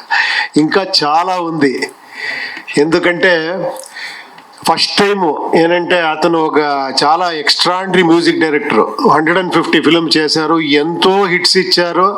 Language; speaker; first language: Telugu; non-native, local second language; Kannada